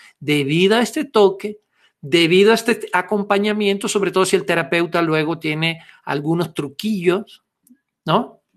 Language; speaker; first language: Spanish; non-native, fluent; Italian